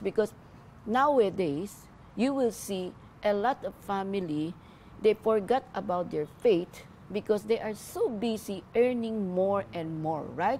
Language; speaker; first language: English; non-native, local second language; Filipino